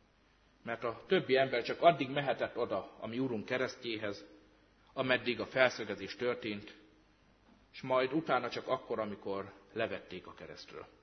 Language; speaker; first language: Hungarian; native; Hungarian